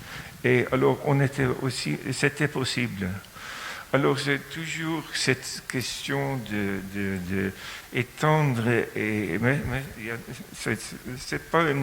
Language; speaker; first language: French; non-native, fluent; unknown